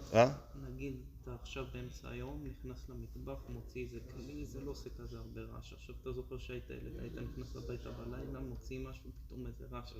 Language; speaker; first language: Hebrew; non-native, fluent; English